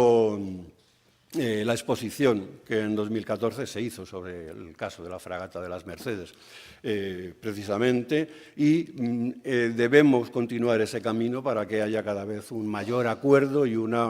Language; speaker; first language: Spanish; native; Spanish